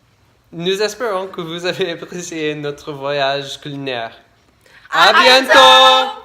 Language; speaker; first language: French; non-native, learner; English